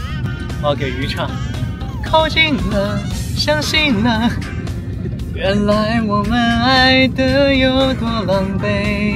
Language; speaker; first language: Chinese; native; Chinese